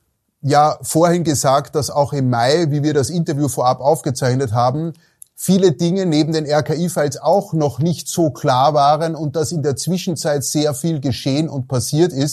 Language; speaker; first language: German; native; German